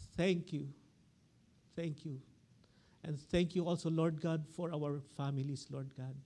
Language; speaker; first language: English; non-native, local second language; Filipino